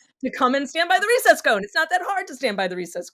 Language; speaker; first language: English; native; English